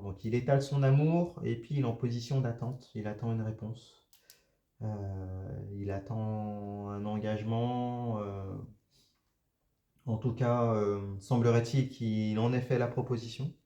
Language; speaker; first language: French; native; French